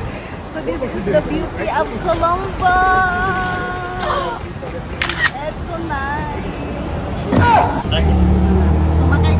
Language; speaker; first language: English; non-native, local second language; Filipino